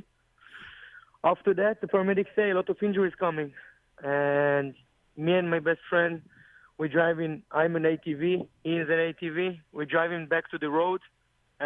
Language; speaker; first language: English; non-native, learner; Hebrew